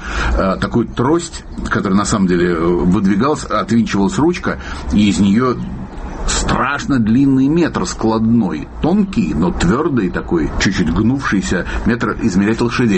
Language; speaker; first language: Russian; native; Russian